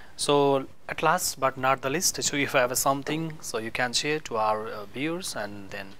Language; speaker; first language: English; non-native, local second language; Nepali